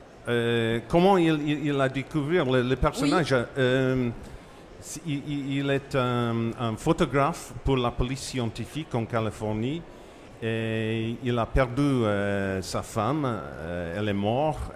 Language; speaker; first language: French; non-native, fluent; English